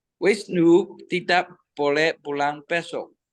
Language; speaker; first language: Indonesian; non-native, learner; Chinese